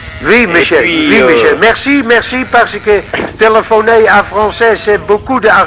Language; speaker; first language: French; non-native, learner; Dutch